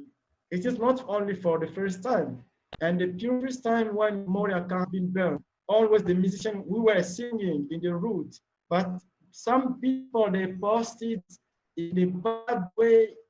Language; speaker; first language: English; non-native, learner; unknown